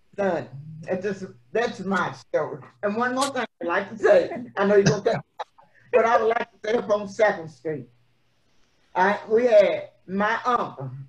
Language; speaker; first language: English; native; English